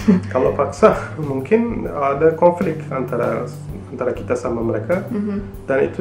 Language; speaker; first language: Indonesian; non-native, fluent; Turkish